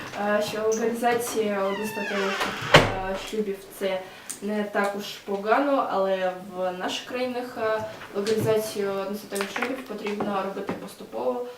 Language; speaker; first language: Ukrainian; non-native, local second language; Russian